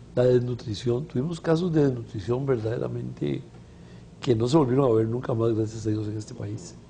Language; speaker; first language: Spanish; native; Spanish